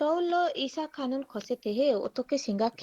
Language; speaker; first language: Korean; non-native, learner; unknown